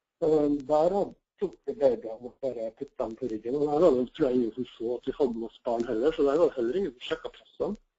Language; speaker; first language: Norwegian; native; Norwegian